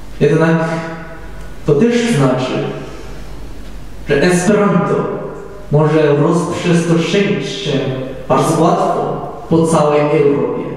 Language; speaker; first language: Polish; non-native, learner; Japanese